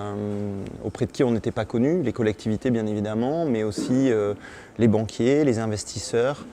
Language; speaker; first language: French; native; French